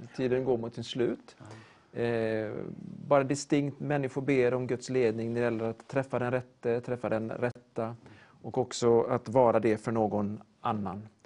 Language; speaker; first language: Swedish; native; Swedish